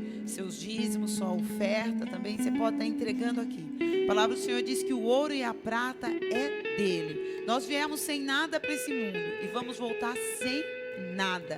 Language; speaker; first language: Portuguese; native; Portuguese